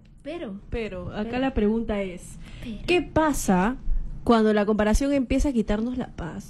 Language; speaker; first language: Spanish; native; Spanish